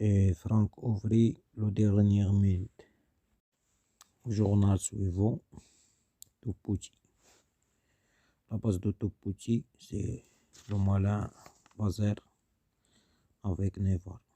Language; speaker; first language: French; non-native, learner; Arabic